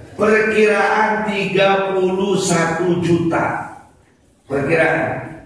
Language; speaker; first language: Malay; non-native, local second language; Sundanese